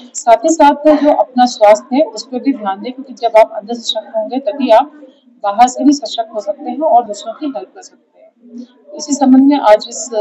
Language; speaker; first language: Hindi; native; Hindi